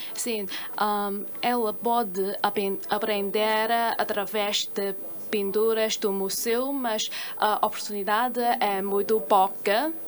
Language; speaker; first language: Portuguese; non-native, fluent; Chinese